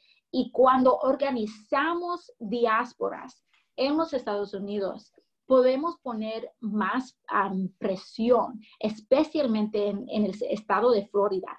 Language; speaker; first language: Spanish; early bilingual, heritage; English